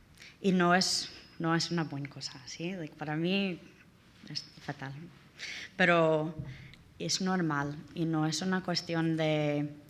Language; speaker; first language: Spanish; non-native, learner; English